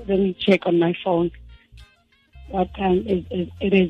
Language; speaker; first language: English; non-native, local second language; Zulu